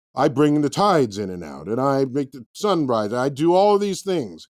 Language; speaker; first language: English; native; English